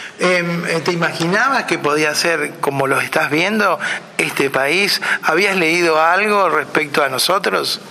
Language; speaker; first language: Spanish; native; Spanish